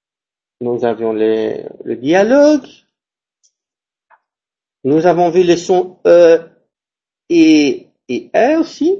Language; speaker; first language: French; non-native, fluent; Spanish